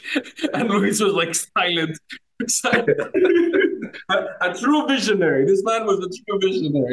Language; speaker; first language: English; non-native, fluent; Spanish